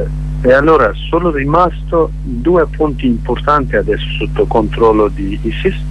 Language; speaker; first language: Italian; non-native, learner; Kurdish